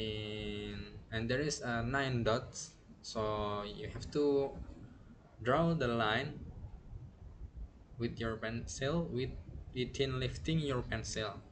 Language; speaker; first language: English; non-native, learner; Indonesian